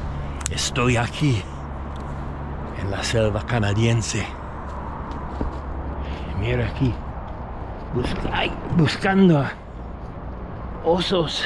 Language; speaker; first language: Spanish; non-native, fluent; English